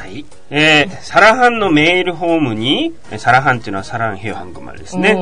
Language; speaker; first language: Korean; non-native, fluent; Japanese